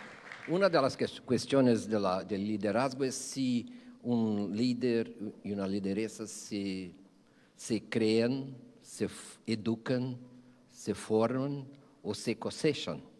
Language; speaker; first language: Spanish; non-native, fluent; Portuguese